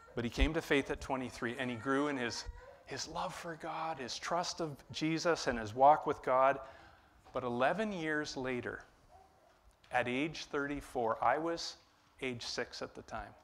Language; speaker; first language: English; native; English